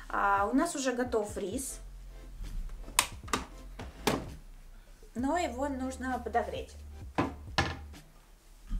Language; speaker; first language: Russian; native; Russian